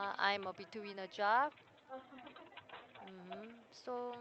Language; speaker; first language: English; non-native, learner; Korean